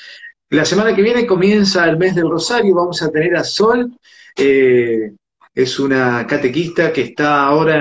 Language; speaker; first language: Spanish; native; Spanish